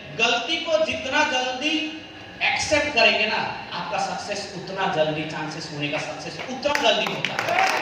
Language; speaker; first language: Hindi; non-native, local second language; Nepali